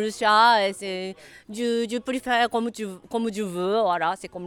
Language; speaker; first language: French; non-native, learner; Japanese